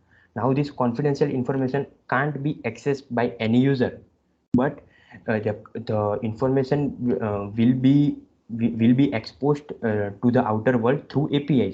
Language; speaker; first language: English; non-native, local second language; Gujarati